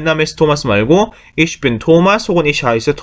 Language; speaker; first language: German; non-native, learner; Korean